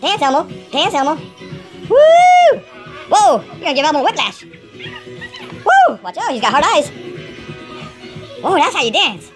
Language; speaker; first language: English; native; English